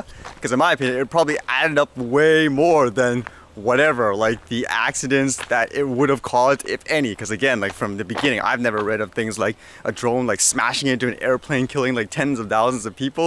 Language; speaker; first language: English; native; English